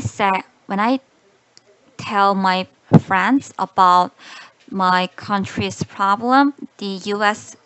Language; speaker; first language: English; non-native, learner; Korean